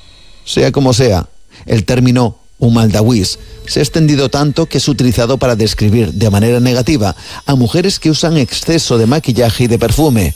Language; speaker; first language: Spanish; native; Spanish